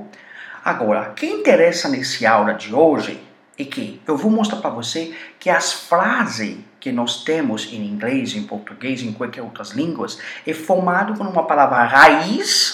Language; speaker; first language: Portuguese; non-native, fluent; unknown